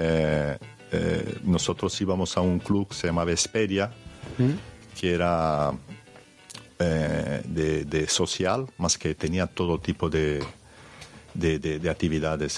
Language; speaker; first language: Spanish; early bilingual, heritage; Spanish